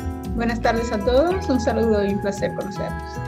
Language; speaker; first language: Spanish; native; Spanish